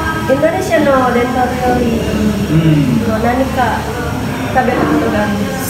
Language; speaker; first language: Japanese; non-native, learner; Indonesian